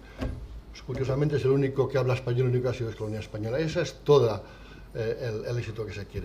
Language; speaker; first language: Spanish; native; Spanish